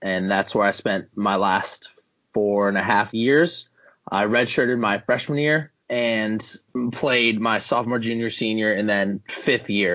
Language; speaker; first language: English; native; English